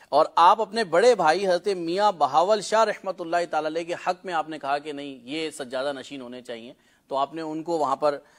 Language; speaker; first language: Urdu; non-native, local second language; Punjabi